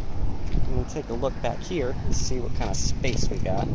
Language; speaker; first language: English; native; English